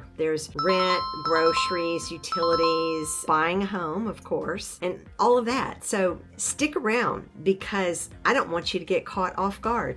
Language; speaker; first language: English; native; English